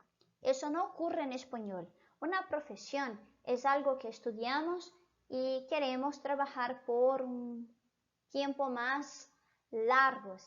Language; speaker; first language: Spanish; non-native, fluent; Portuguese